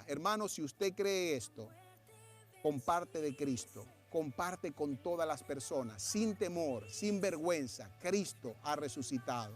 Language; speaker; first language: Spanish; native; Spanish